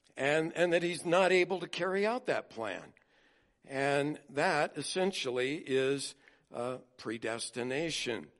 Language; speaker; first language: English; native; English